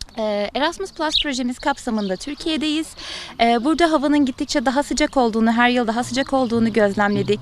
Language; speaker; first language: Turkish; native; Turkish